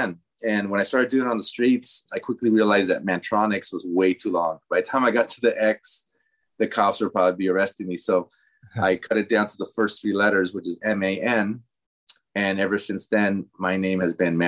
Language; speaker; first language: English; early bilingual, other home language; Spanish